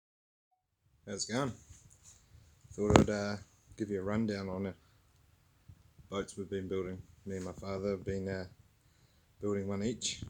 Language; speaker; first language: English; native; English